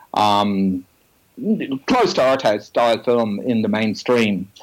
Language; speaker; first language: English; native; English